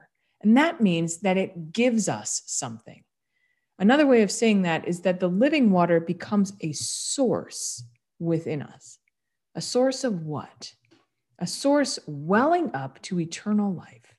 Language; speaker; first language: English; native; English